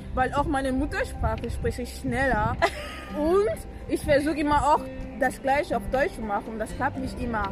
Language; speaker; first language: German; non-native, fluent; French